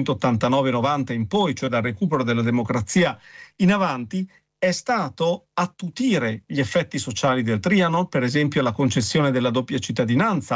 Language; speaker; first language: Italian; native; Italian